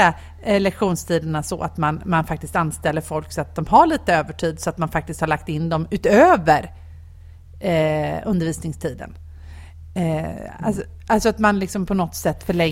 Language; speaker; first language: Swedish; native; Swedish